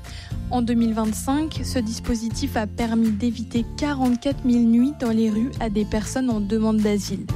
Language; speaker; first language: French; native; French